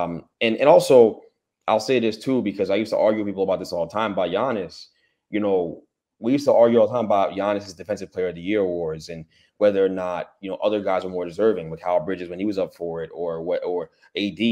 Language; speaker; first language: English; native; English